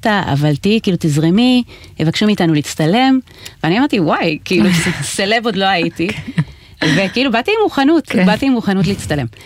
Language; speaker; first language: Hebrew; native; Hebrew